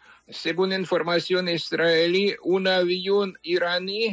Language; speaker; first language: Spanish; non-native, fluent; Ukrainian